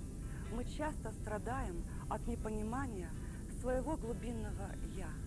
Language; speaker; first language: Russian; native; Russian